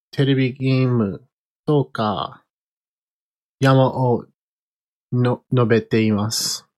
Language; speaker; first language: Japanese; non-native, learner; English